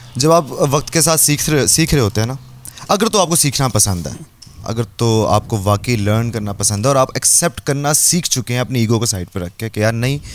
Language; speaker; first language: Urdu; native; Urdu